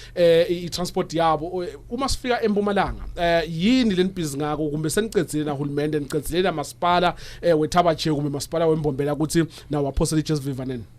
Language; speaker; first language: Zulu; non-native, local second language; Swati